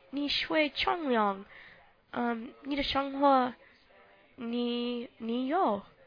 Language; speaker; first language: Chinese; non-native, learner; English